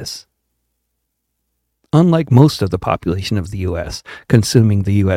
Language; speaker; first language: English; native; English